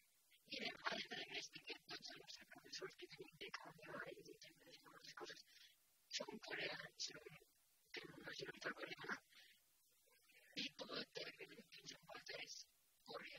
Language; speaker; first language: Catalan; non-native, local second language; Spanish